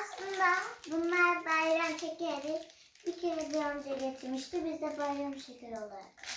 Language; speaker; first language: Turkish; early bilingual, other home language; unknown